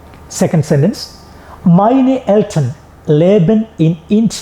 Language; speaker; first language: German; non-native, fluent; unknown